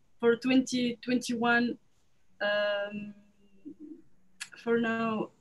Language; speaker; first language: English; non-native, learner; French